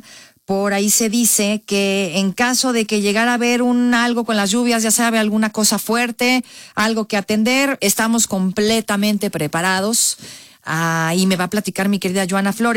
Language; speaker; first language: Spanish; native; Spanish